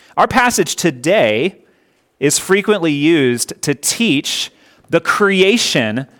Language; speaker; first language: English; native; English